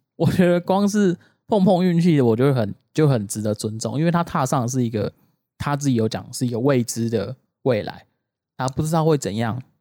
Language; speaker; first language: Chinese; native; Chinese